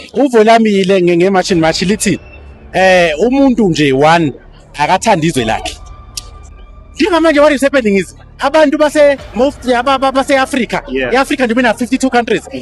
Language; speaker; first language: Zulu; native; Zulu